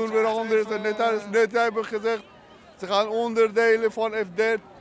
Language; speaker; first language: Dutch; non-native, learner; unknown